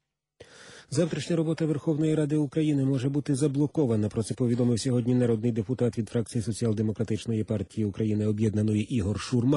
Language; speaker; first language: Ukrainian; native; Ukrainian